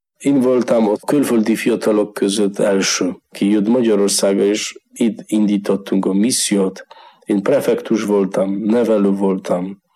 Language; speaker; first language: Hungarian; non-native, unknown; Polish